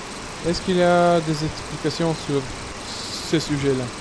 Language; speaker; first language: French; non-native, fluent; Bulgarian